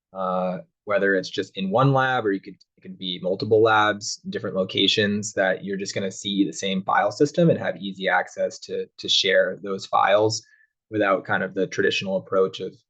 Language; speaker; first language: English; native; English